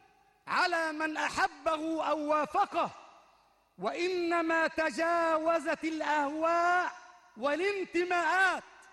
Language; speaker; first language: Arabic; native; Arabic